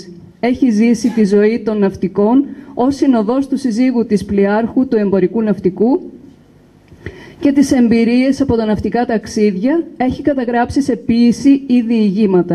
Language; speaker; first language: Greek; native; Greek